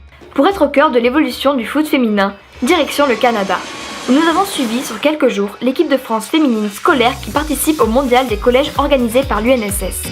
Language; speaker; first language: French; native; French